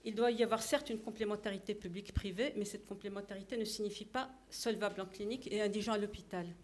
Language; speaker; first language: French; non-native, local second language; Arabic